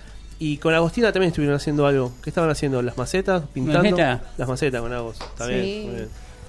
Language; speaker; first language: Spanish; native; Spanish